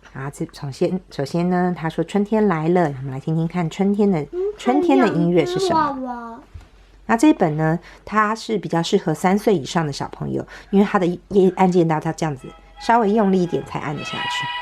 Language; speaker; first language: Chinese; native; Chinese